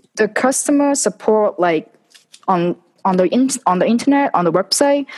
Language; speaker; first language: English; non-native, local second language; Cantonese